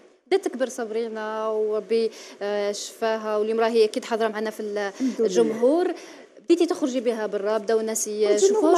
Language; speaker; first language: Arabic; native; Arabic